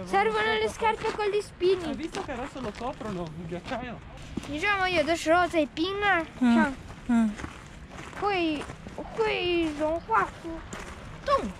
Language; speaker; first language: Chinese; early bilingual, heritage; Chinese